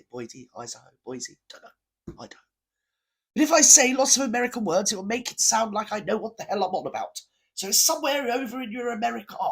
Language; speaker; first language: English; native; English